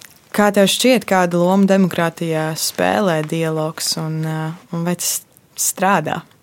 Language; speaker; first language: Latvian; native; Latvian